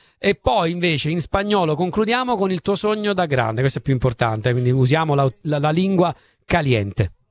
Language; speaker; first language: Italian; native; Italian